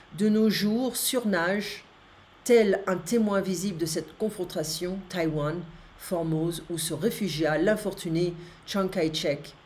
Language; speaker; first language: French; native; French